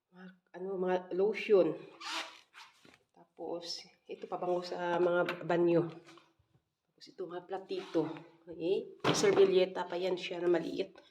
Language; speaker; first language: Filipino; non-native, local second language; Cebuano